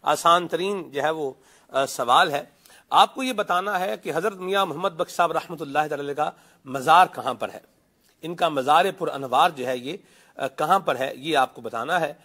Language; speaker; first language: Urdu; non-native, local second language; Punjabi